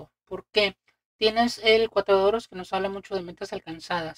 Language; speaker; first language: Spanish; native; Spanish